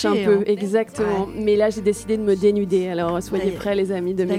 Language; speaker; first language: French; native; French